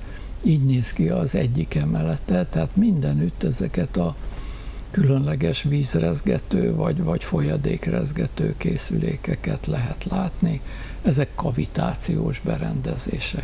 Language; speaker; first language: Hungarian; native; Hungarian